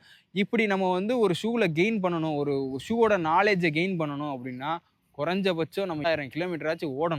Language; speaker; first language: Tamil; native; Tamil